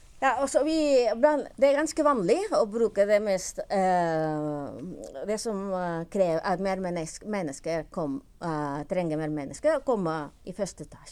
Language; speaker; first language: Norwegian; non-native, learner; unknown